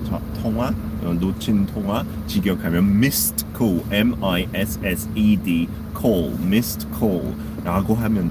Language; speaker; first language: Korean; non-native, fluent; English